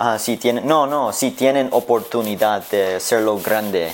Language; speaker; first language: Spanish; early bilingual, heritage; Spanish